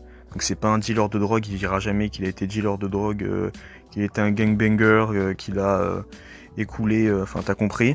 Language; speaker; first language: French; native; French